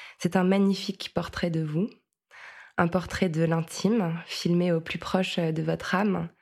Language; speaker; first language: French; native; French